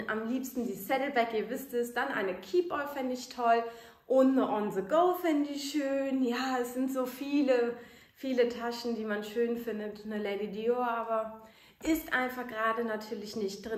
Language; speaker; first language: German; native; German